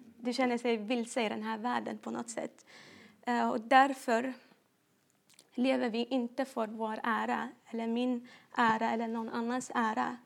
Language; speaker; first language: Swedish; non-native, fluent; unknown